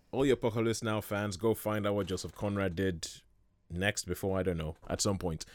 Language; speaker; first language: English; non-native, local second language; Yoruba